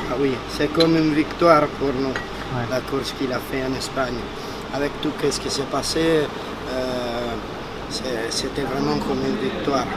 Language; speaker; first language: French; non-native, learner; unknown